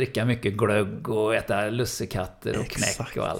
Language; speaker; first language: Swedish; native; Swedish